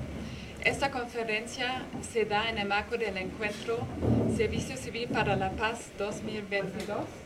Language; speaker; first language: Spanish; non-native, fluent; German